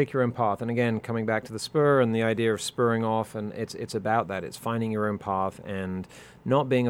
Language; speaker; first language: English; non-native, local second language; French